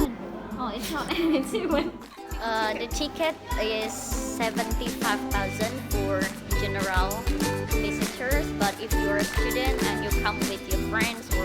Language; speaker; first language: English; non-native, fluent; Indonesian